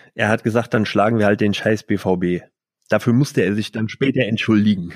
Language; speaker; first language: German; native; German